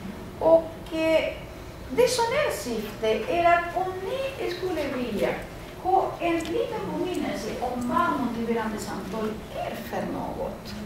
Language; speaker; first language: Swedish; non-native, fluent; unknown